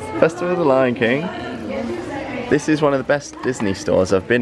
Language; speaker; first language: English; native; English